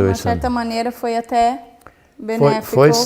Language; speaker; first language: Portuguese; native; Portuguese